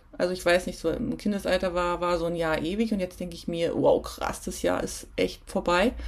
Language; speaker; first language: German; native; German